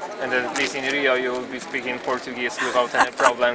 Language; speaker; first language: English; non-native, learner; Polish